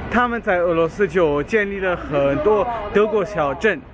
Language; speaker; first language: Chinese; non-native, fluent; German